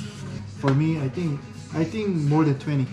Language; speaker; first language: English; non-native, learner; Korean